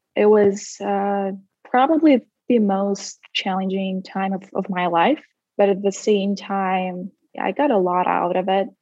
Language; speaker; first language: English; non-native, fluent; Russian